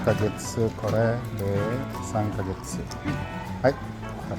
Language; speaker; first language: Japanese; non-native, learner; Cebuano